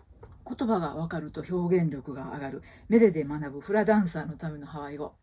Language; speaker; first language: Japanese; native; Japanese